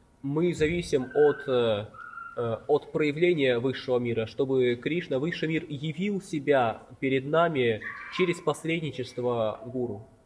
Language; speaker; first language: Russian; native; Russian